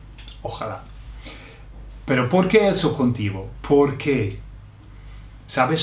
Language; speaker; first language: Spanish; non-native, fluent; English